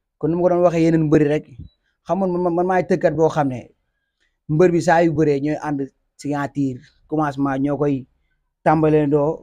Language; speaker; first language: Wolof; native; Wolof